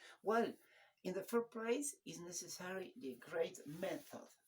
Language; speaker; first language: English; non-native, learner; Spanish